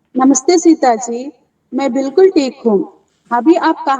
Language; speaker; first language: Hindi; non-native, learner; Telugu